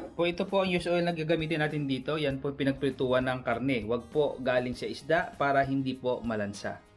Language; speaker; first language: Filipino; non-native, local second language; Cebuano